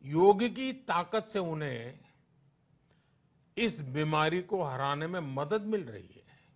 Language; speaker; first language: Hindi; non-native, local second language; Gujarati